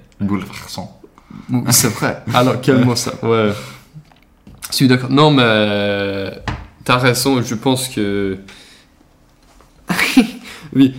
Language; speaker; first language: French; non-native, learner; Swedish